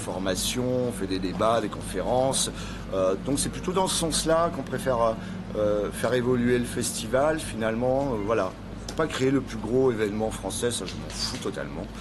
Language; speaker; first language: French; native; French